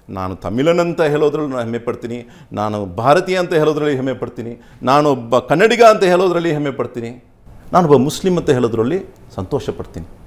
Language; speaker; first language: Kannada; non-native, local second language; Tamil